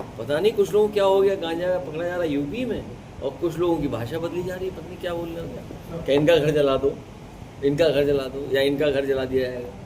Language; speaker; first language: Hindi; native; Hindi